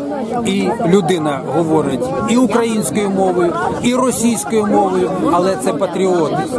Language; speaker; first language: Ukrainian; non-native, local second language; Russian